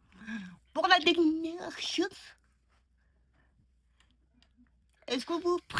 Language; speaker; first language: French; non-native, learner; Mongolian